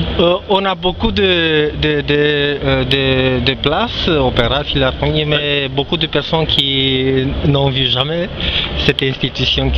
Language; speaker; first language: French; non-native, local second language; Romanian